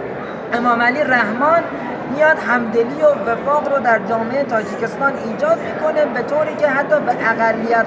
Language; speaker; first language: Persian; native; Persian